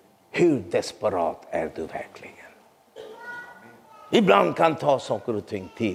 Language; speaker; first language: Swedish; non-native, fluent; Urdu